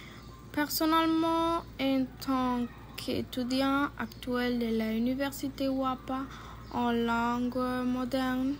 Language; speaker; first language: French; non-native, learner; Spanish